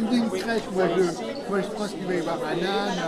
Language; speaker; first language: French; native; French